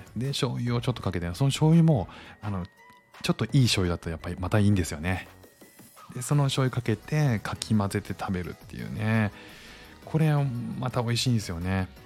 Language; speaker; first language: Japanese; native; Japanese